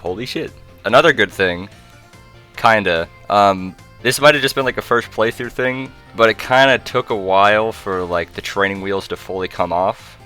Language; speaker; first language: English; native; English